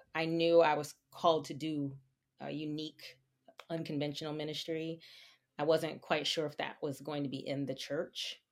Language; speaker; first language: English; native; English